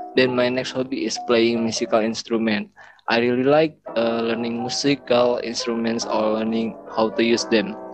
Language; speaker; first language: English; non-native, learner; Indonesian